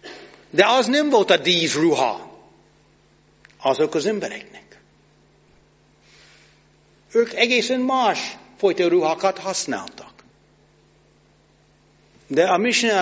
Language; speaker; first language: Hungarian; non-native, fluent; English